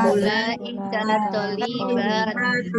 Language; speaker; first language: Arabic; non-native, learner; Indonesian